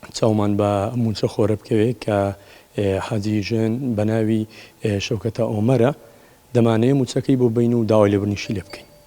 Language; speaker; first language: Central Kurdish; native; Central Kurdish